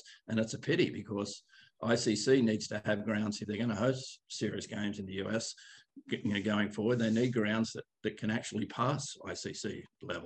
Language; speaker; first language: English; native; English